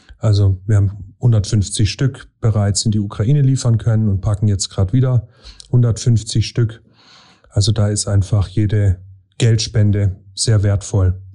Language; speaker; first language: German; native; German